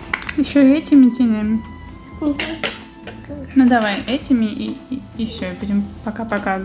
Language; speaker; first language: Russian; native; Russian